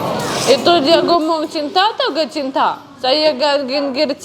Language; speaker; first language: Indonesian; non-native, learner; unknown